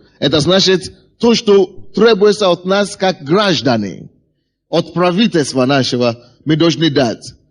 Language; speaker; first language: Russian; non-native, fluent; Yoruba